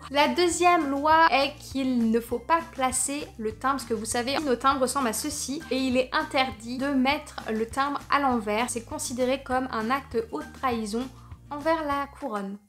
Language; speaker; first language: French; native; French